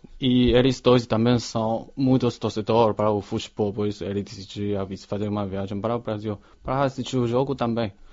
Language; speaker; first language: Portuguese; non-native, learner; Chinese